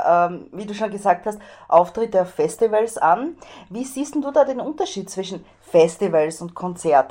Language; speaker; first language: German; native; German